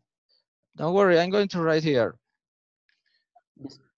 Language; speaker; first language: English; non-native, learner; Spanish